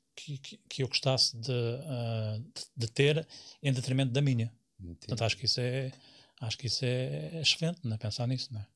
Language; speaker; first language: Portuguese; native; Portuguese